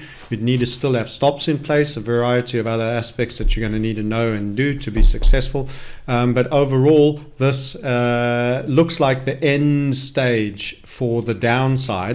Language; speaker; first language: English; native; English